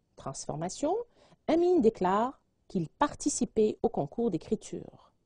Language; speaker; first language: French; non-native, local second language; Arabic